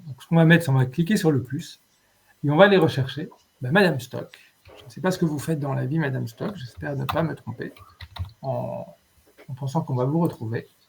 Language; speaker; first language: French; native; French